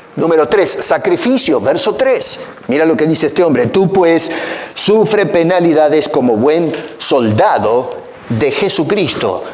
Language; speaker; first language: Spanish; native; Spanish